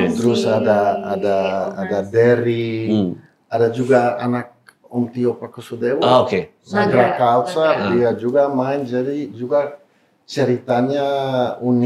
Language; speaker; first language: Indonesian; non-native, fluent; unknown